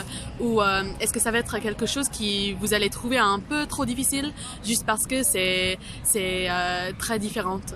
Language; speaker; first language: French; non-native, fluent; English